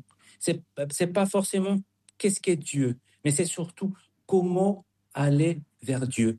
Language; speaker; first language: French; non-native, fluent; Spanish